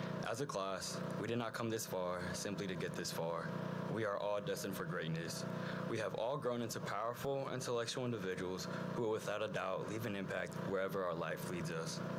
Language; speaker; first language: English; early bilingual, other home language; Spanish